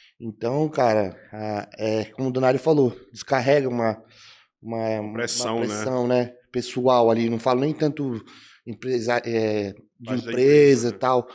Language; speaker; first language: Portuguese; native; Portuguese